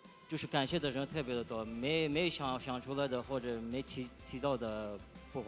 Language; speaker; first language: Chinese; non-native, fluent; Russian